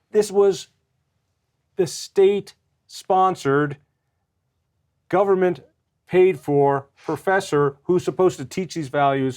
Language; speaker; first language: English; native; English